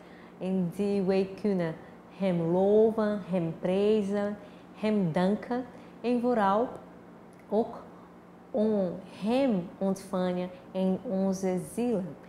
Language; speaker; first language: Dutch; non-native, fluent; Portuguese